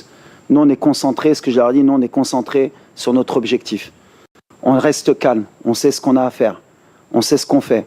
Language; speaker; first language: French; native; French